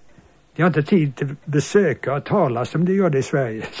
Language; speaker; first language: Swedish; early bilingual, heritage; Swedish